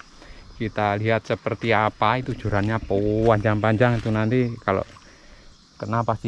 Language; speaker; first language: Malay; non-native, local second language; Javanese